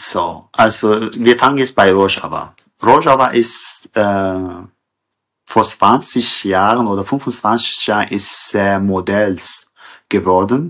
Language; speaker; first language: German; non-native, learner; Kurdish